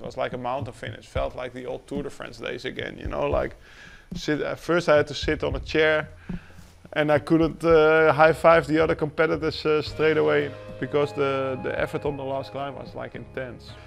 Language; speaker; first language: English; non-native, fluent; Dutch